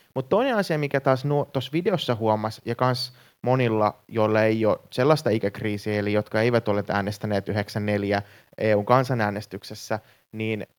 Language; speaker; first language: Finnish; native; Finnish